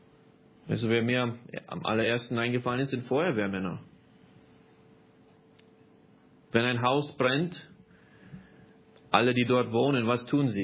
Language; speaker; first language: German; non-native, fluent; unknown